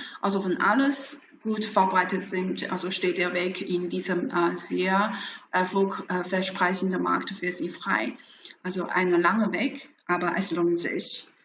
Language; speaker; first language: German; non-native, fluent; Chinese